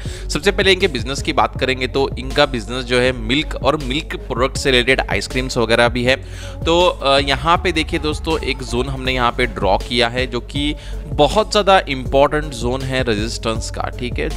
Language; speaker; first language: Hindi; native; Hindi